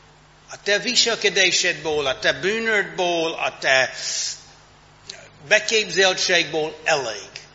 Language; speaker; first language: Hungarian; non-native, fluent; English